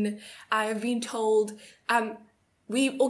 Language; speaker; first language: English; native; English